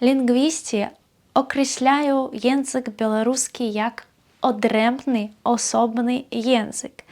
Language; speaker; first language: Polish; non-native, fluent; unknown